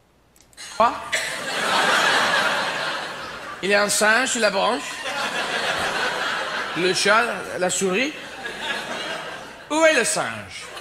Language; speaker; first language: French; non-native, fluent; English